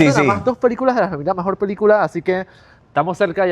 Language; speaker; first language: Spanish; native; Spanish